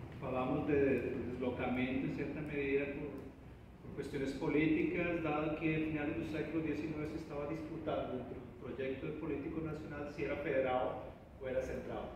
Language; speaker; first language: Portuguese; non-native, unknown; Spanish